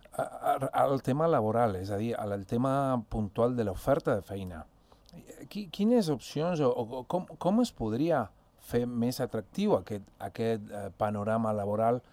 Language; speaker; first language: Catalan; non-native, fluent; Spanish